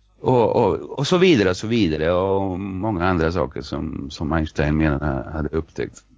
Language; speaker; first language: Swedish; non-native, fluent; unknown